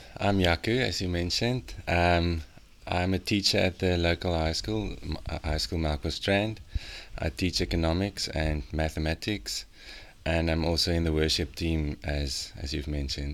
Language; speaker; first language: English; non-native, local second language; Afrikaans